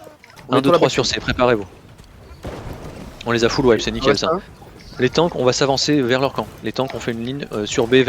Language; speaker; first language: French; native; French